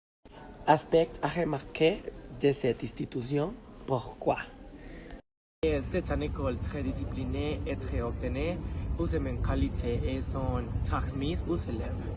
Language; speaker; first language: French; non-native, learner; Spanish